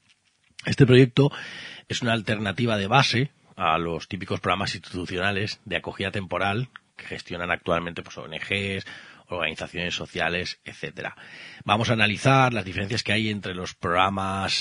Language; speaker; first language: Spanish; native; Spanish